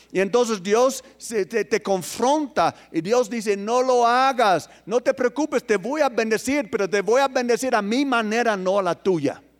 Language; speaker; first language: Spanish; non-native, fluent; English